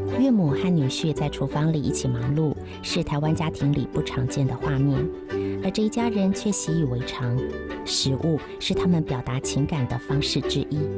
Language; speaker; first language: Chinese; native; Chinese